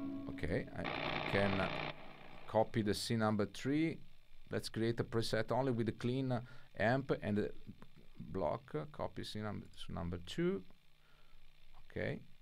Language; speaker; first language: English; non-native, fluent; Italian